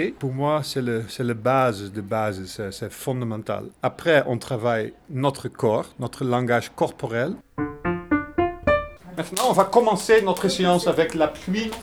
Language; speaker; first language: French; non-native, fluent; Dutch